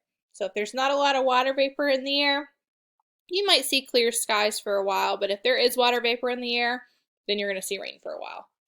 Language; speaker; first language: English; native; English